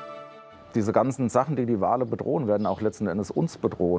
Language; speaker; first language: German; native; German